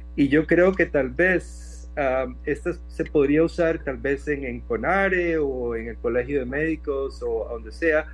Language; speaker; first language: Spanish; native; Spanish